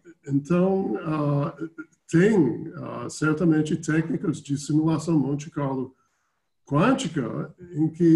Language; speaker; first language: Portuguese; non-native, fluent; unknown